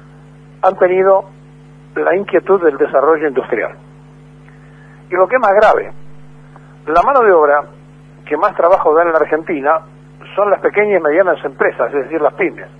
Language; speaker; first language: Spanish; native; Spanish